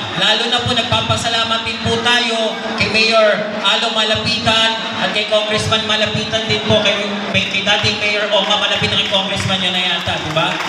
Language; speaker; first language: Filipino; native; Filipino